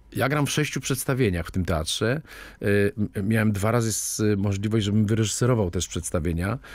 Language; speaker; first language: Polish; native; Polish